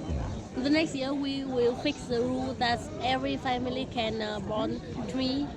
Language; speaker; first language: English; non-native, learner; Vietnamese